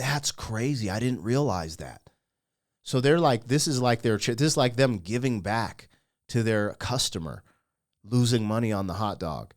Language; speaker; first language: English; native; English